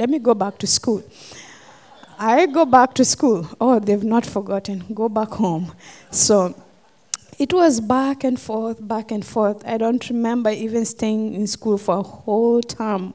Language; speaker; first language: English; non-native, local second language; Luo (Kenya and Tanzania)